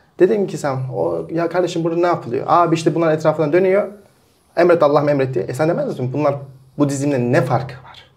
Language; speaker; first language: Turkish; early bilingual, heritage; Turkish